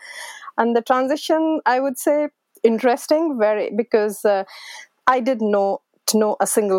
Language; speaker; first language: English; non-native, local second language; Hindi